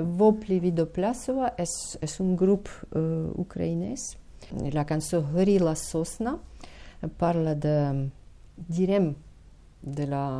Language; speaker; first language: Catalan; non-native, fluent; Ukrainian